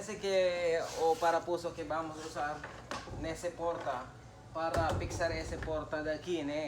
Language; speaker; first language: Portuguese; non-native, learner; Filipino